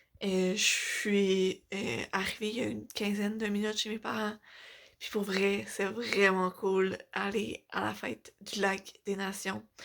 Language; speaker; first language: French; native; French